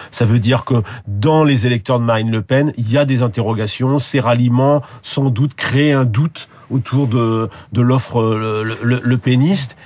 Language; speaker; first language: French; native; French